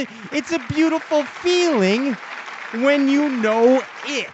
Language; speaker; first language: English; native; English